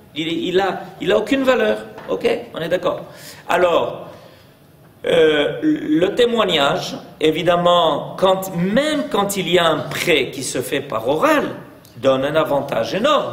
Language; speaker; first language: French; native; French